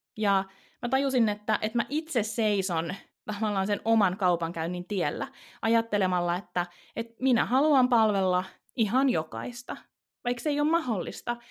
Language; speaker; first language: Finnish; native; Finnish